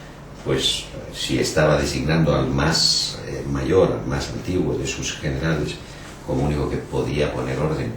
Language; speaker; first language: Spanish; native; Spanish